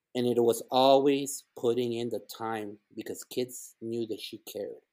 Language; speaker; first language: English; early bilingual, other home language; Spanish